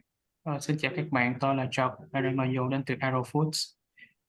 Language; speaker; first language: Vietnamese; native; Vietnamese